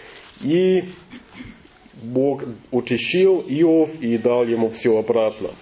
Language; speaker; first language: Russian; non-native, learner; English